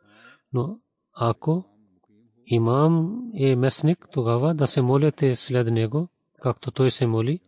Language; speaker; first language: Bulgarian; non-native, learner; Urdu